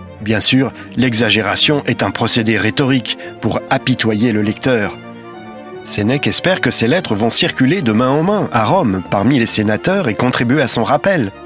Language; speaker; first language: French; native; French